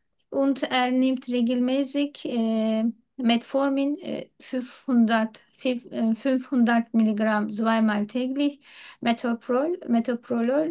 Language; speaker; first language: German; non-native, learner; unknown